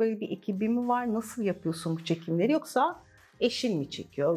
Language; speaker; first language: Turkish; native; Turkish